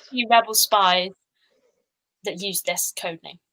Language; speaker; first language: English; native; English